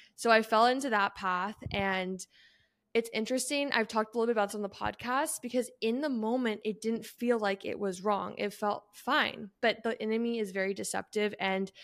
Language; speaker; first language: English; native; English